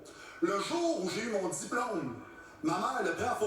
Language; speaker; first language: French; native; French